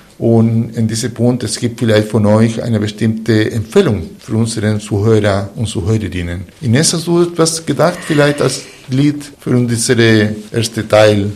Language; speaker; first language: German; non-native, fluent; Spanish